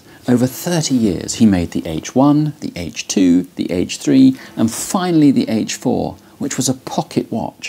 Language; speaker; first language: English; native; English